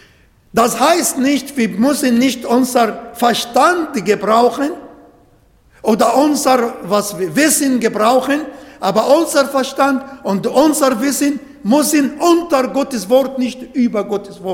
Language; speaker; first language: German; non-native, learner; Arabic